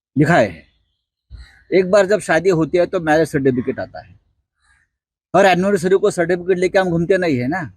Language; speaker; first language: Hindi; non-native, local second language; Marathi